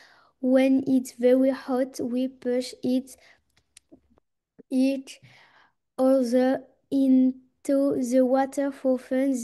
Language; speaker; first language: English; non-native, learner; French